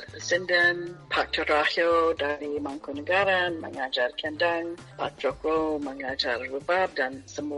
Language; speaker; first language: Indonesian; non-native, fluent; English